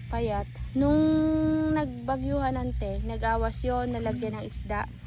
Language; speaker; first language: Filipino; non-native, local second language; Iloko